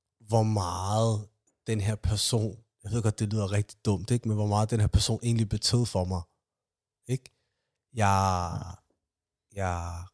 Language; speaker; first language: Danish; early bilingual, other home language; Somali